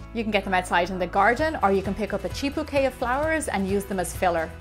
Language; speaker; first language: English; native; English